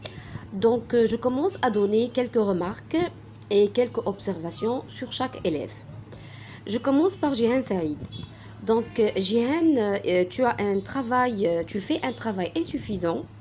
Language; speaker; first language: French; non-native, fluent; Arabic